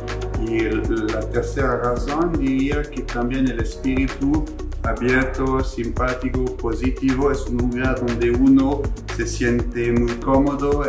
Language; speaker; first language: Spanish; non-native, fluent; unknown